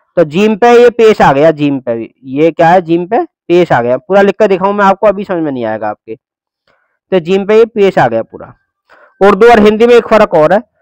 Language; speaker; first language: Hindi; native; Hindi